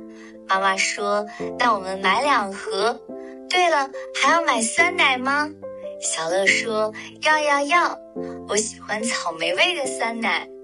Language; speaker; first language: Chinese; native; Chinese